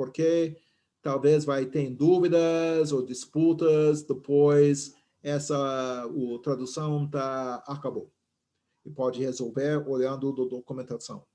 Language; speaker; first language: Portuguese; non-native, fluent; English